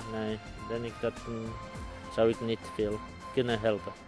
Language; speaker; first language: Dutch; non-native, fluent; Czech